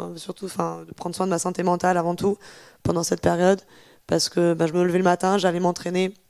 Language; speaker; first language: French; native; French